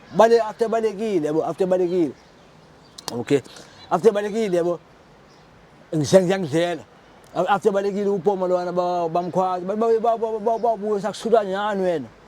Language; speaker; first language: Zulu; non-native, local second language; Xhosa